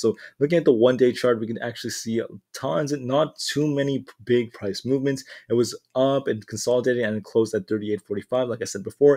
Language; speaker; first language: English; native; English